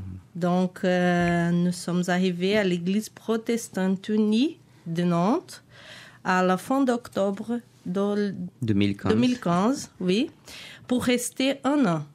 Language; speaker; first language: French; non-native, learner; Portuguese